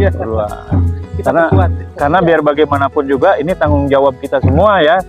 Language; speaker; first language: Indonesian; native; Indonesian